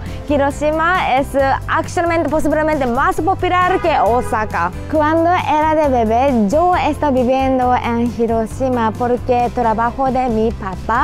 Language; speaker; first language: Spanish; non-native, learner; Japanese